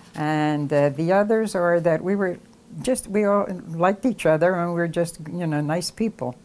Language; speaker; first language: English; native; English